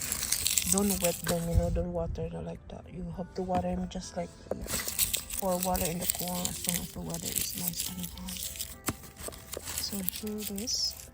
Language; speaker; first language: English; non-native, fluent; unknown